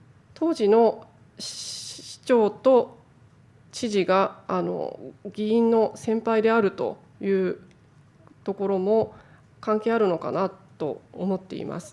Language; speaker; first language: Japanese; native; Japanese